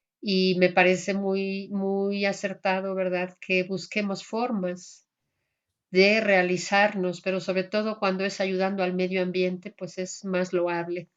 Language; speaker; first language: Spanish; native; Spanish